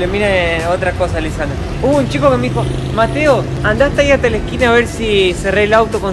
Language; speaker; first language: Spanish; native; Spanish